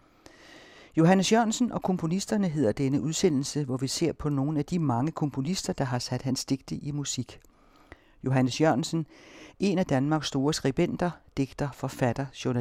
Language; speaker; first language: Danish; native; Danish